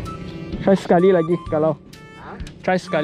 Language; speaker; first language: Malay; non-native, local second language; Chinese